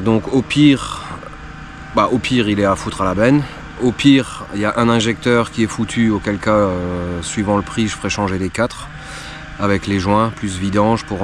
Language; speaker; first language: French; native; French